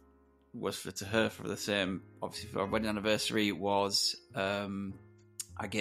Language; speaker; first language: English; native; English